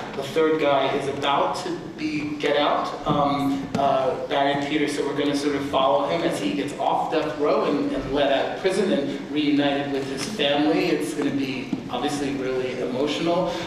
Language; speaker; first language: English; native; English